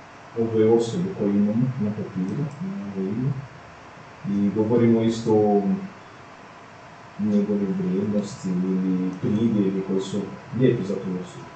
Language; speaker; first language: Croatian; non-native, fluent; Portuguese